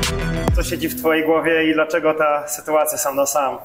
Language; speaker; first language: Polish; native; Polish